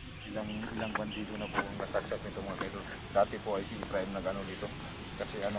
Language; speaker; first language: Filipino; non-native, local second language; Cebuano